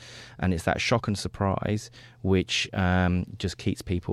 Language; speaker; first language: English; native; English